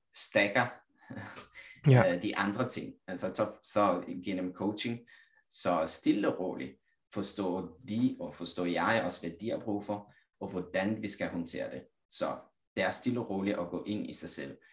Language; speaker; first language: Danish; non-native, fluent; Italian